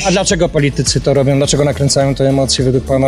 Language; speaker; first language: Polish; native; Polish